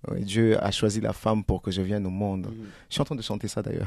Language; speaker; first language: French; non-native, local second language; Lingala